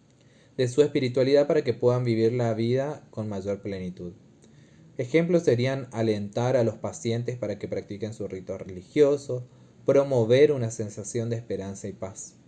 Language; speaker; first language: Spanish; native; Spanish